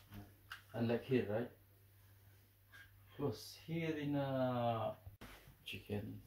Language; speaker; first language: English; non-native, local second language; Filipino